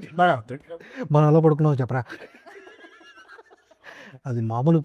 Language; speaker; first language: Telugu; native; Telugu